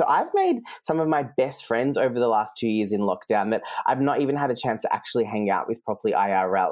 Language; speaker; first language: English; non-native, local second language; Serbian